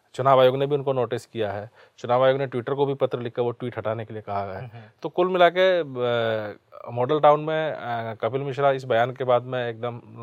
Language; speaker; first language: Hindi; native; Hindi